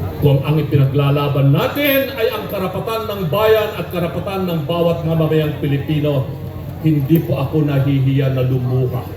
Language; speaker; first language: Filipino; non-native, local second language; Iloko